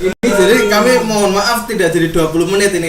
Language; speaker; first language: Indonesian; native; Indonesian